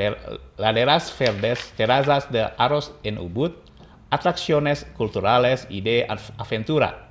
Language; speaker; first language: Spanish; non-native, fluent; Indonesian